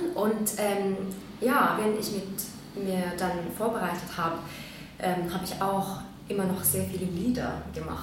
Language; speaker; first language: German; non-native, fluent; Norwegian